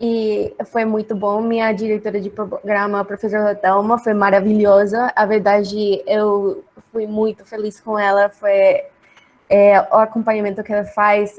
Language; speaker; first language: Portuguese; non-native, learner; Spanish